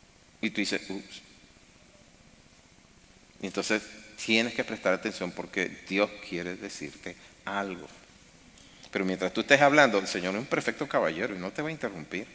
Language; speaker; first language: Spanish; native; Spanish